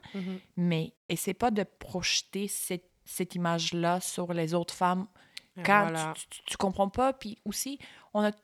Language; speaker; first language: French; early bilingual, other home language; Bulgarian